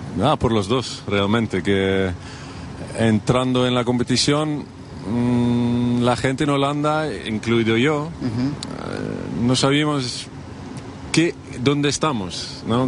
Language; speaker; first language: Spanish; non-native, fluent; Dutch